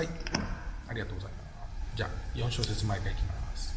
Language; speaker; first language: Japanese; native; Japanese